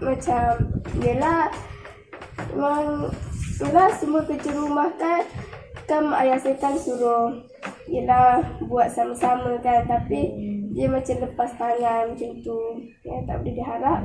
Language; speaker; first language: Malay; native; Malay